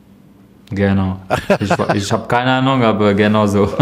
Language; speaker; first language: German; non-native, learner; French